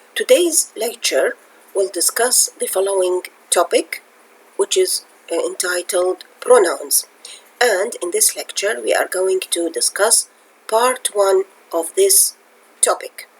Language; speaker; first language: English; non-native, fluent; Arabic